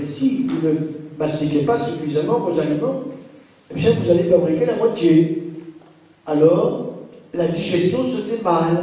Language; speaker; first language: French; native; French